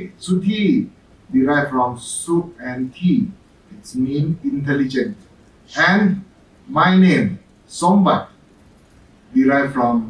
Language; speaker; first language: English; non-native, fluent; Thai